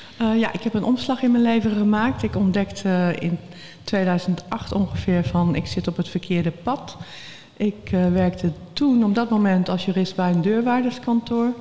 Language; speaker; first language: Dutch; native; Dutch